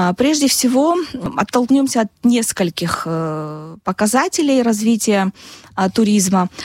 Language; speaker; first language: Russian; non-native, local second language; Abkhazian